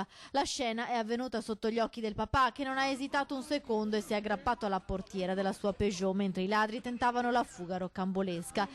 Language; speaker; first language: Italian; native; Italian